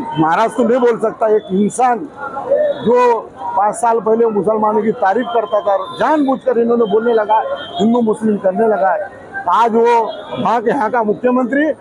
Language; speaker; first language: Hindi; non-native, local second language; Marathi